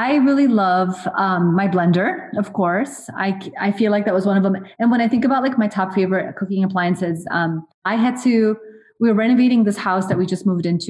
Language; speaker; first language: English; early bilingual, other home language; Arabic